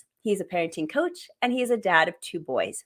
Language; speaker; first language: English; native; English